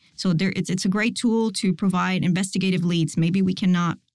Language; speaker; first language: English; non-native, fluent; Spanish